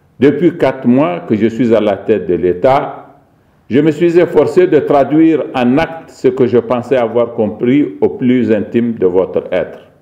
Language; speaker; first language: French; non-native, local second language; Arabic